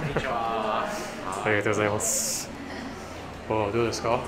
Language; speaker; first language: Japanese; non-native, learner; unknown